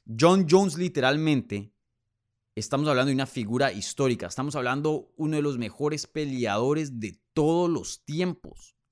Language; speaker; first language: Spanish; native; Spanish